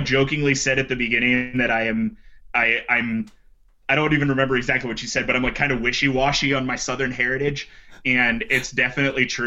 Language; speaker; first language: English; native; English